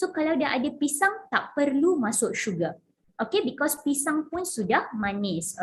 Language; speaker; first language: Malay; non-native, local second language; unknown